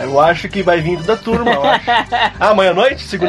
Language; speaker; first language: Portuguese; native; Portuguese